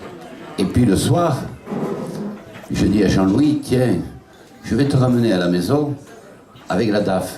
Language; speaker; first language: French; native; French